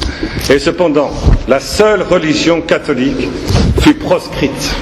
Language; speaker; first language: French; native; French